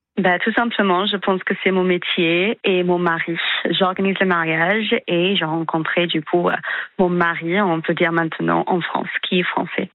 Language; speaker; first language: French; non-native, fluent; English